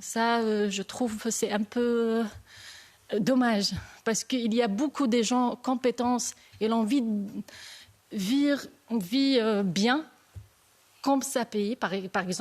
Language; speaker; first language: French; non-native, learner; Arabic